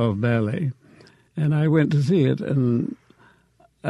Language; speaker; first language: English; native; English